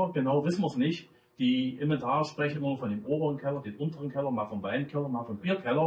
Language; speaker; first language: German; native; German